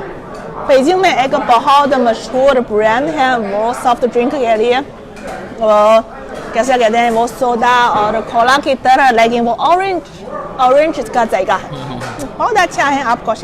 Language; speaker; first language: Hindi; non-native, learner; Chinese